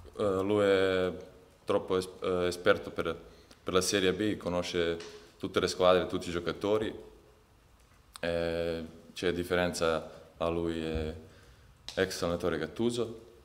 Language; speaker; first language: Italian; non-native, fluent; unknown